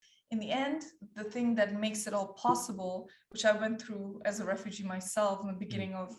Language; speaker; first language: English; early bilingual, other home language; Persian